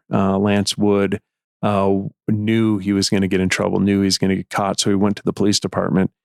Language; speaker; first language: English; native; English